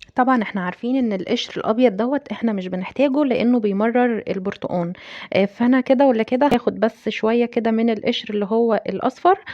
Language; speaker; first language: Arabic; native; Arabic